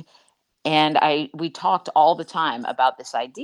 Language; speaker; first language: English; native; English